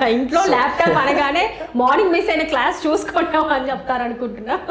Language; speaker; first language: Telugu; native; Telugu